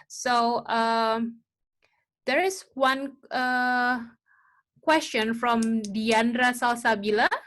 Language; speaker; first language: English; non-native, local second language; Indonesian